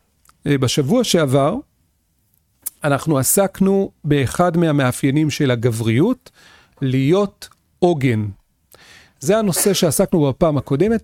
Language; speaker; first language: Hebrew; native; Hebrew